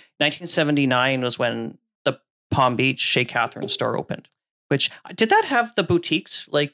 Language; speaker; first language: English; native; English